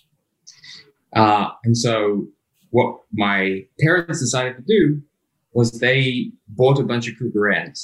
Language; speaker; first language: English; native; English